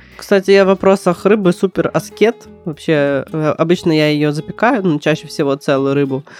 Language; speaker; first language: Russian; native; Russian